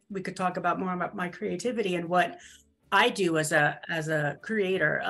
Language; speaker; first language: English; native; English